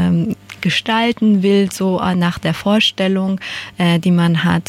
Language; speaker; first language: German; non-native, fluent; Persian